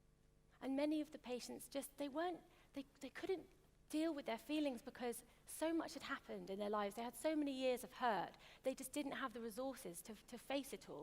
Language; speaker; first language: English; native; English